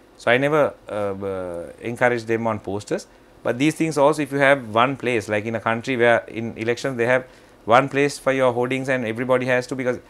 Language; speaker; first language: English; non-native, local second language; Sinhala